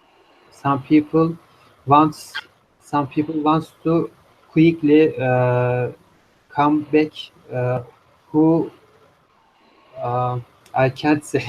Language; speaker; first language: English; non-native, learner; Turkish